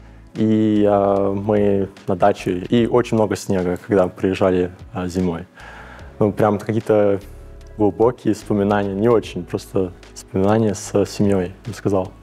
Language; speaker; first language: Russian; early bilingual, heritage; English